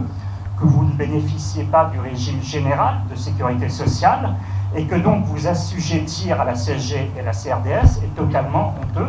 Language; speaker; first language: French; native; French